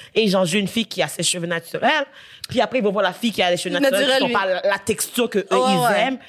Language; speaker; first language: French; native; French